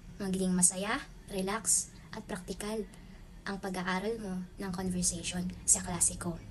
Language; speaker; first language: Filipino; non-native, local second language; Waray